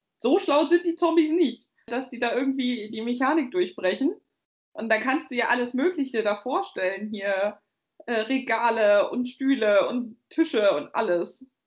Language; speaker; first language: German; native; German